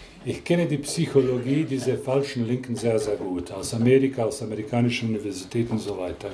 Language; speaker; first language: German; non-native, fluent; Croatian